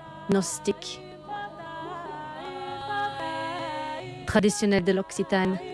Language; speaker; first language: French; native; French